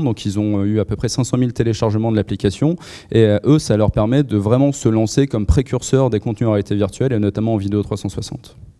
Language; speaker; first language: French; native; French